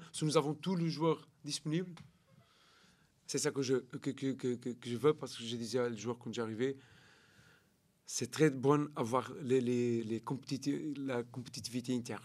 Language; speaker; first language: French; non-native, learner; Portuguese